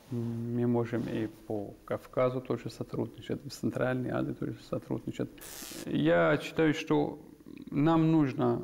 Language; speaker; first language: Russian; non-native, fluent; Persian